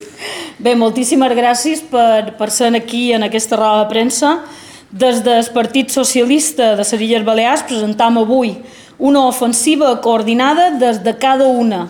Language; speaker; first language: Catalan; native; Catalan